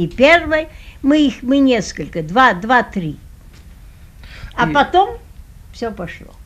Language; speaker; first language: Russian; early bilingual, heritage; Russian